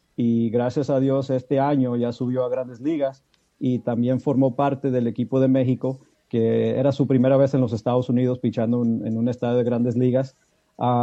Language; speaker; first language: Spanish; early bilingual, heritage; Spanish